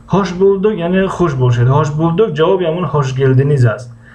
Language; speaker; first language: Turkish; non-native, fluent; Tajik